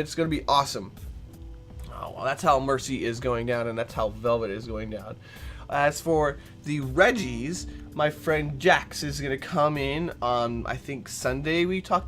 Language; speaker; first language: English; native; English